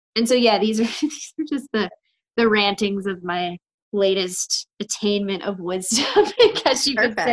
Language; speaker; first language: English; native; English